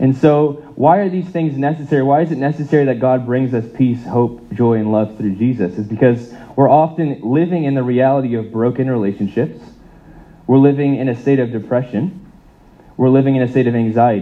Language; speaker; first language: English; native; English